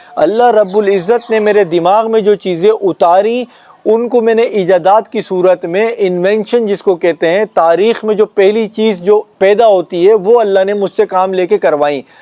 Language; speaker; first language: Urdu; non-native, local second language; Pashto